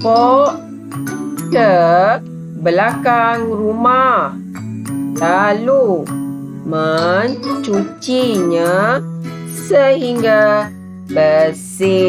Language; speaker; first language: Malay; native; Malay